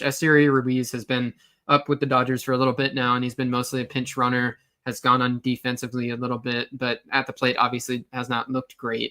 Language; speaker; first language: English; native; English